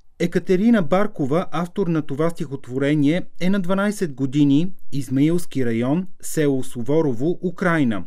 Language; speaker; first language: Bulgarian; native; Bulgarian